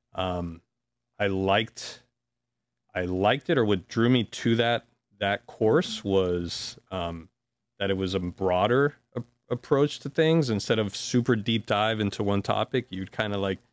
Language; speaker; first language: English; native; English